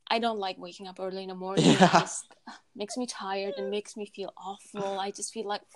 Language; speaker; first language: English; non-native, fluent; Mongolian